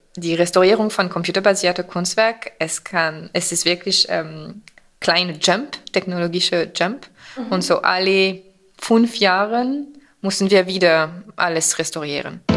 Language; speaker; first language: German; non-native, fluent; French